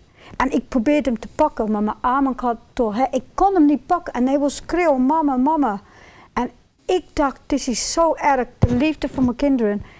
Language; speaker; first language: Dutch; non-native, fluent; English